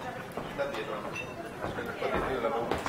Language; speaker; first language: Italian; native; Italian